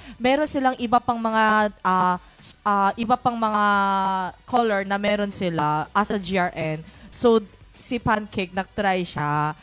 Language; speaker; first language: Filipino; non-native, fluent; Korean